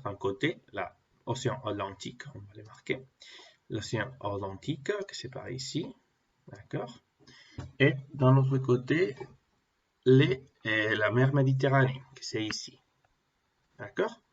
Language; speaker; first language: French; non-native, fluent; Spanish